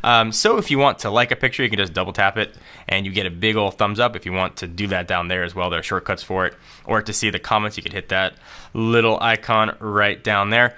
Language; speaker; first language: English; native; English